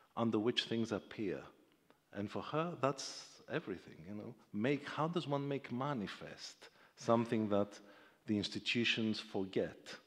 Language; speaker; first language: English; non-native, fluent; Greek